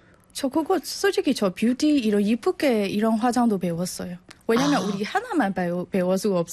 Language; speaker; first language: Korean; non-native, learner; Burmese